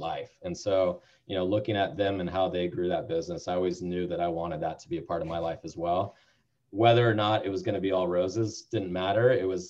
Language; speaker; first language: English; native; English